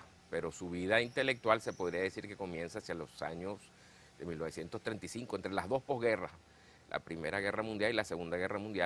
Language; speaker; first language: Spanish; native; Spanish